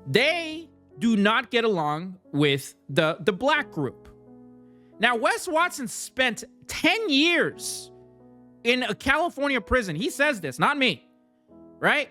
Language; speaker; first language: English; native; English